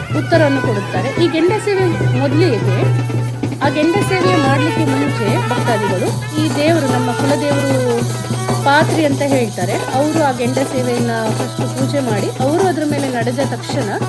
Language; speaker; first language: Kannada; native; Kannada